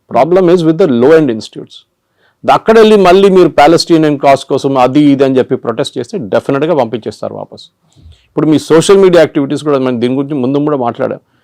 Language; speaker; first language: Telugu; non-native, local second language; Malayalam